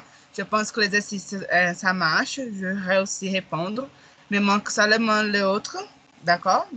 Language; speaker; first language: French; non-native, learner; Portuguese